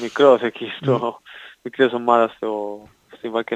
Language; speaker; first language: Greek; non-native, fluent; Spanish